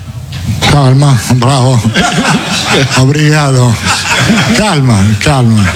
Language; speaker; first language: Portuguese; non-native, fluent; Italian